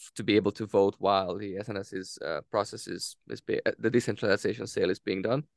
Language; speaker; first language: English; non-native, fluent; Hungarian